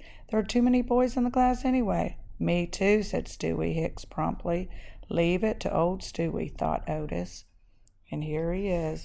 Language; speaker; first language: English; native; English